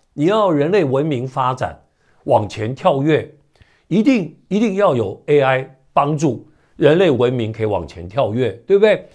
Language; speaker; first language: Chinese; native; Chinese